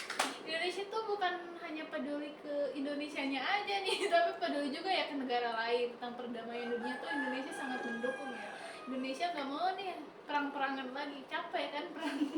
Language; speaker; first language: Indonesian; native; Indonesian